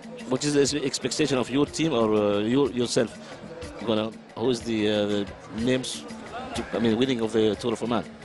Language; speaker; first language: English; non-native, learner; Arabic